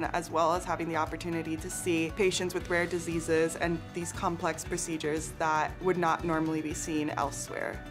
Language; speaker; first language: English; native; English